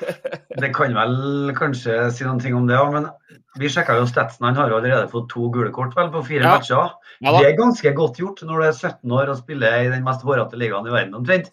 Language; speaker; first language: Norwegian; native; Norwegian